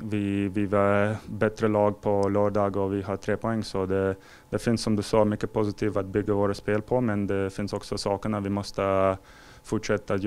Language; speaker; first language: Swedish; non-native, fluent; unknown